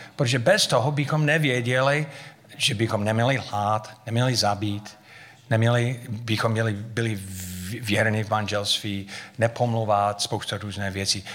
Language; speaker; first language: Czech; non-native, fluent; English